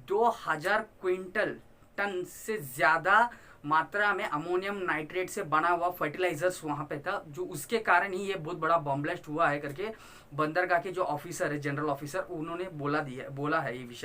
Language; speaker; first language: Hindi; non-native, local second language; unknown